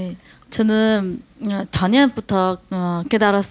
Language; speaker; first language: Korean; non-native, learner; Chinese